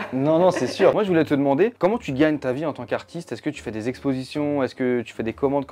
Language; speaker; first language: French; native; French